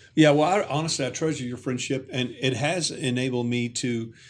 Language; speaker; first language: English; native; English